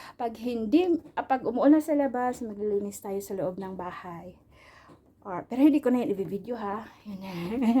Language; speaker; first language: Filipino; non-native, local second language; Waray